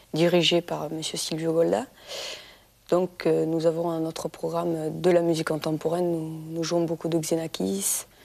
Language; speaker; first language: French; native; French